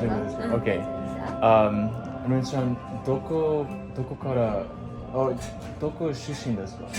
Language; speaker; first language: Japanese; non-native, learner; English